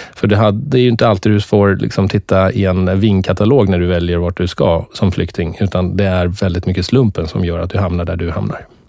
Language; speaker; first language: Swedish; early bilingual, other home language; Persian